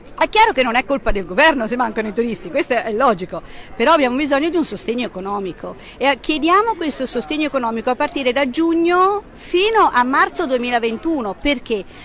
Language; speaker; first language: Italian; native; Italian